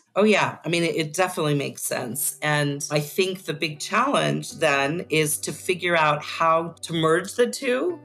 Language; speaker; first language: English; native; English